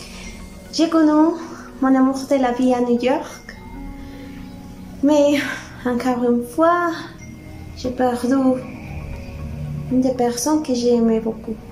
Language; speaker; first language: French; non-native, fluent; Spanish